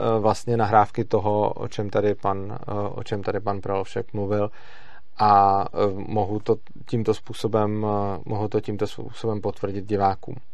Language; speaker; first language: Czech; native; Czech